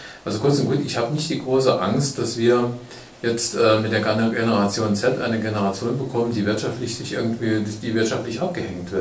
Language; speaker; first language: German; native; German